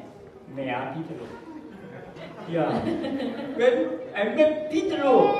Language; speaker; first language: English; non-native, learner; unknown